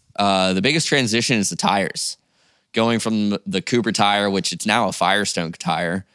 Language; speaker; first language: English; native; English